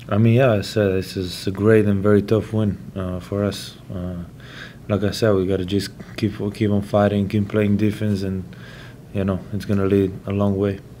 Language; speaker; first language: English; non-native, fluent; Slovenian